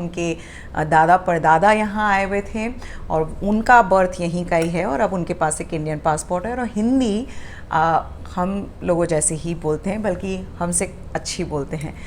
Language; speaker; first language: Hindi; native; Hindi